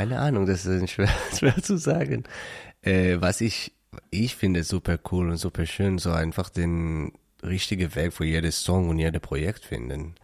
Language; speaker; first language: German; non-native, learner; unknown